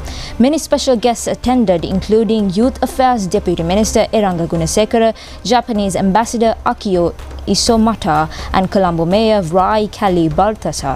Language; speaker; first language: English; non-native, local second language; Sinhala